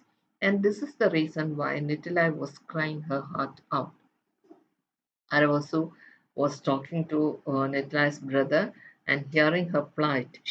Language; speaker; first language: English; non-native, local second language; Malayalam